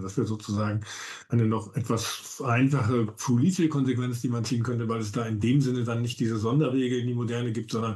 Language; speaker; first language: German; native; German